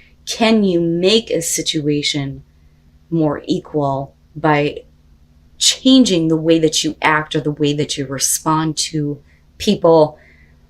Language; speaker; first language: English; native; English